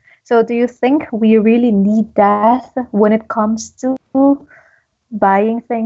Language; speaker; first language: English; non-native, local second language; Filipino